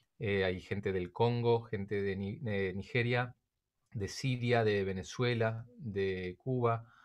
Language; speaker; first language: Spanish; native; Spanish